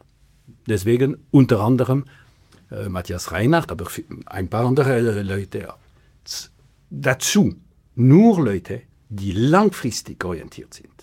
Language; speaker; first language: German; non-native, local second language; French